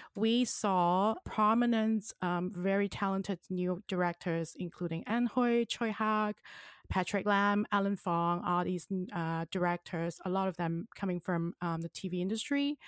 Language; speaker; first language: English; non-native, local second language; Cantonese